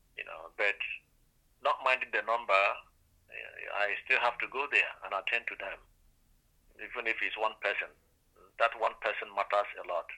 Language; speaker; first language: English; non-native, local second language; Igbo